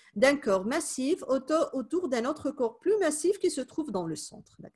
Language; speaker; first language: French; non-native, fluent; Spanish